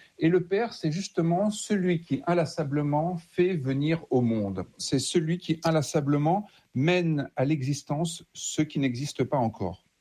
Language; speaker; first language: French; native; French